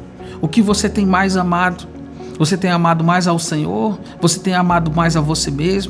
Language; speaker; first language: Portuguese; native; Portuguese